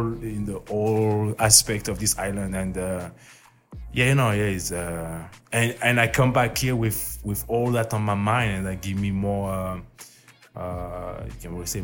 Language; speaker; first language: English; non-native, learner; French